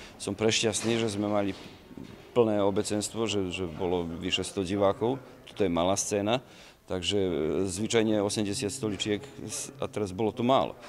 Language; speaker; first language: Slovak; native; Slovak